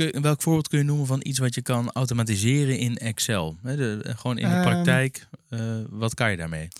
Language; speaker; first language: Dutch; native; Dutch